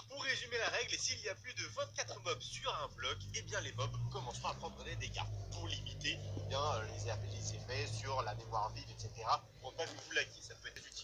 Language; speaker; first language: French; native; French